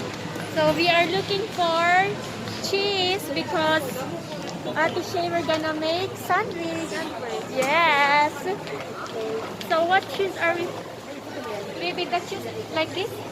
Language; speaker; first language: English; non-native, local second language; Filipino